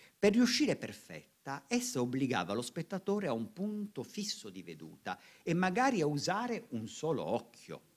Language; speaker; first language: Italian; native; Italian